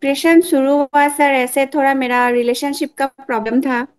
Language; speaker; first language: Hindi; non-native, local second language; Assamese